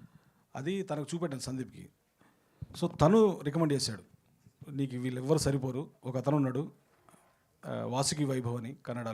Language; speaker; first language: Telugu; native; Telugu